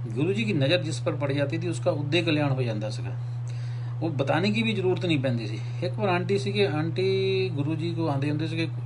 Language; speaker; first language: Hindi; non-native, local second language; Punjabi